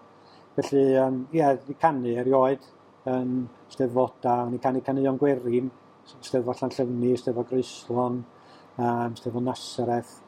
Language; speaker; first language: Welsh; native; Welsh